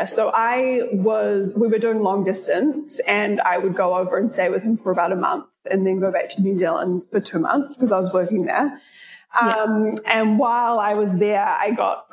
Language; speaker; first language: English; native; English